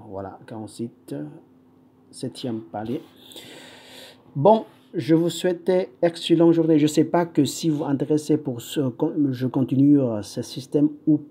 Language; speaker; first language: French; non-native, fluent; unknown